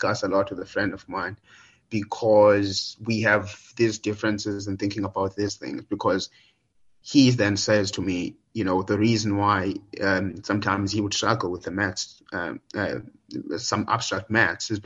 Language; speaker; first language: English; non-native, local second language; Xhosa